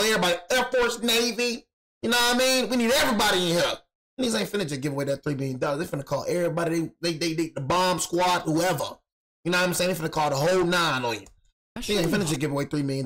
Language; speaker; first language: English; native; English